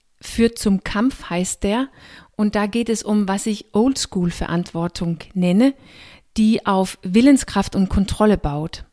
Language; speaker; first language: German; non-native, fluent; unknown